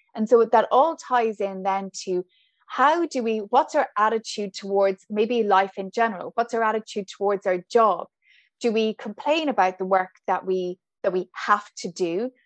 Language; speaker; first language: English; native; English